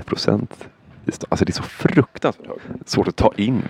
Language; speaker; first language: Swedish; native; Swedish